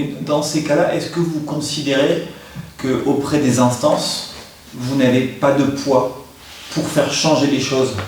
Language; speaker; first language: French; native; French